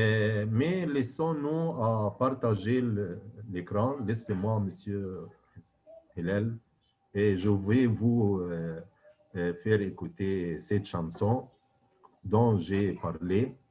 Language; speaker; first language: French; non-native, fluent; Arabic